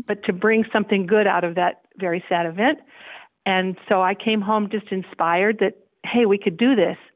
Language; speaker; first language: English; native; English